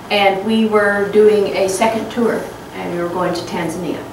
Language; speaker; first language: English; native; English